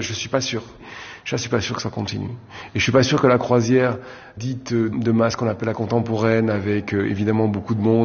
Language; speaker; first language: French; native; French